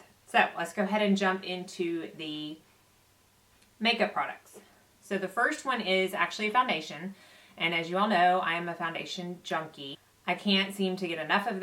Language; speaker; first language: English; native; English